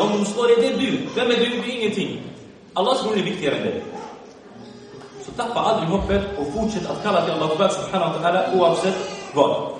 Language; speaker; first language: Swedish; early bilingual, other home language; Arabic